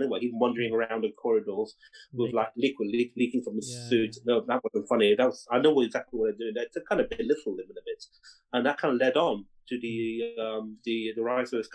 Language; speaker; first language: English; non-native, local second language; Cantonese